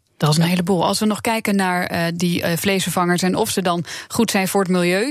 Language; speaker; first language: Dutch; native; Dutch